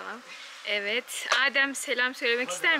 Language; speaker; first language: Turkish; native; Turkish